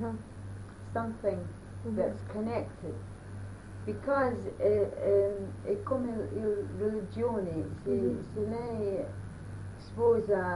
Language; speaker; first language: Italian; early bilingual, heritage; Italian